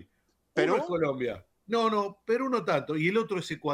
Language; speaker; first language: Spanish; native; Spanish